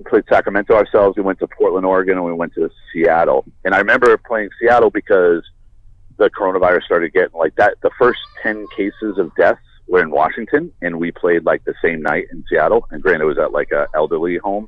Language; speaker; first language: English; native; English